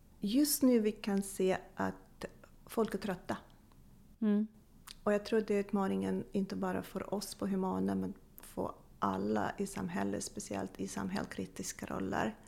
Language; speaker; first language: Swedish; non-native, fluent; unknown